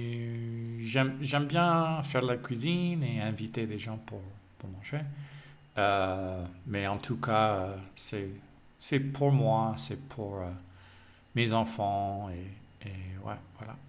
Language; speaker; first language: French; non-native, learner; English